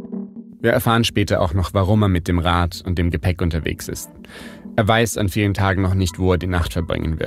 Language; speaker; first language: German; native; German